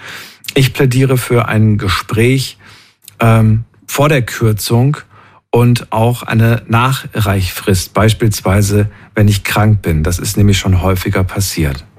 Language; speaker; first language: German; native; German